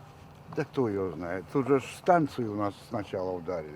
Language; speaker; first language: Russian; native; Russian